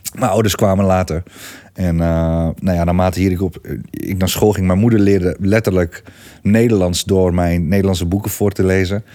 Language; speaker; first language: Dutch; early bilingual, other home language; Greek